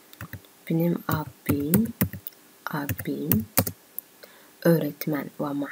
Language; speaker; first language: Turkish; non-native, learner; Somali